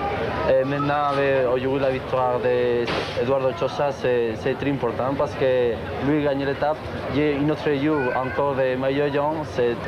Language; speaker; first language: French; non-native, learner; Spanish